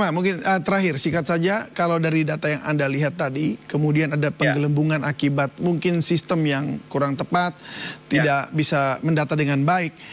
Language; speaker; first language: Indonesian; native; Indonesian